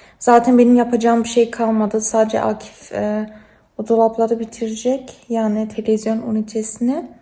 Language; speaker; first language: Turkish; early bilingual, heritage; Turkish